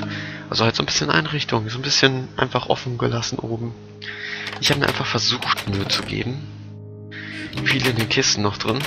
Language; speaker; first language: German; native; German